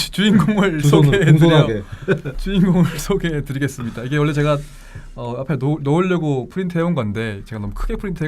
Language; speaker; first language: Korean; native; Korean